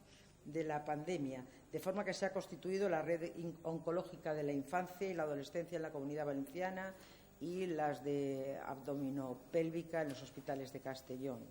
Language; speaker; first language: Spanish; native; Spanish